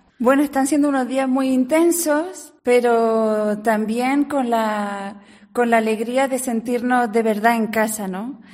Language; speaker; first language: Spanish; native; Spanish